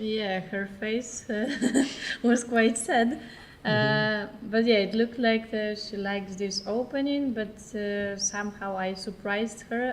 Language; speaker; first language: English; non-native, fluent; Polish